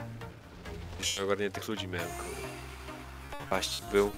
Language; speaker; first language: Polish; native; Polish